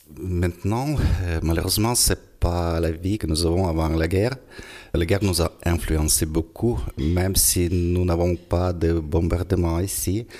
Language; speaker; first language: French; non-native, fluent; Ukrainian